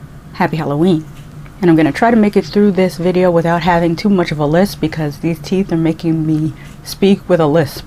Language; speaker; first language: English; native; English